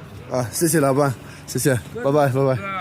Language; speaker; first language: Chinese; non-native, fluent; English